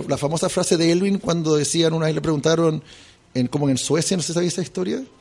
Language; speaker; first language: Spanish; early bilingual, heritage; Spanish